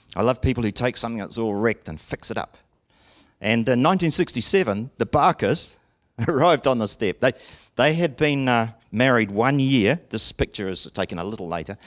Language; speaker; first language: English; native; English